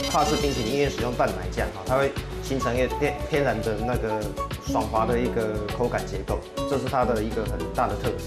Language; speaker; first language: Chinese; native; Chinese